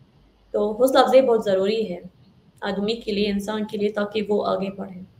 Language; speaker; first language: Hindi; non-native, fluent; Arabic